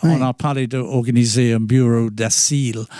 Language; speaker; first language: French; non-native, fluent; English